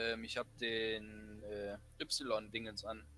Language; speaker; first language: German; native; German